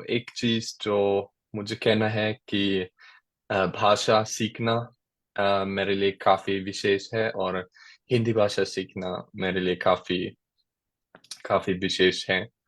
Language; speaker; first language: Hindi; non-native, learner; German